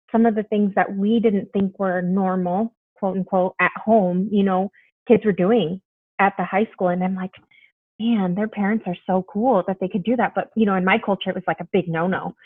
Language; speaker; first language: English; early bilingual, other home language; Spanish